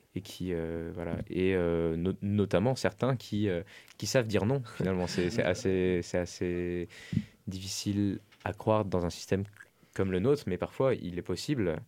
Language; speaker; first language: French; non-native, fluent; German